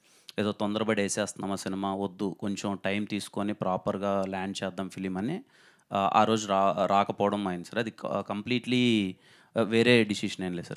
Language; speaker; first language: Telugu; native; Telugu